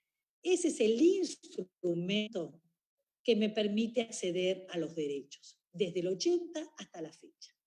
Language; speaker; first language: Spanish; native; Spanish